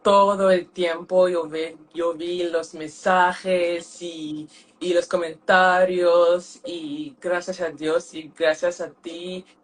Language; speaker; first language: Spanish; non-native, learner; French